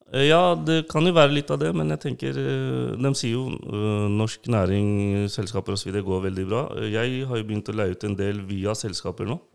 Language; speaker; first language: Norwegian; non-native, local second language; Urdu